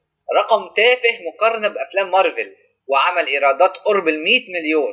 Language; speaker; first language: Arabic; native; Arabic